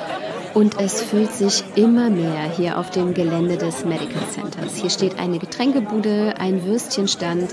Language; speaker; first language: German; native; German